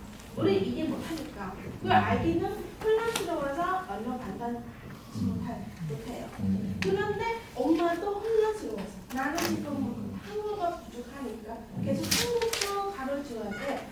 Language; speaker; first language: Korean; non-native, learner; Vietnamese